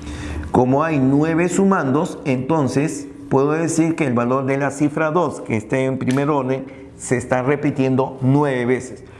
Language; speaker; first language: Spanish; native; Spanish